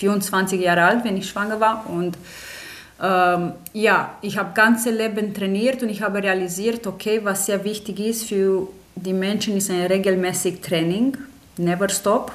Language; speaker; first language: German; non-native, fluent; Romanian